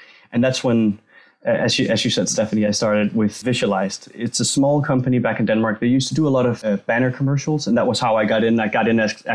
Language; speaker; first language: English; non-native, fluent; Danish